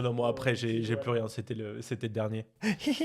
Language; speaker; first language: French; native; French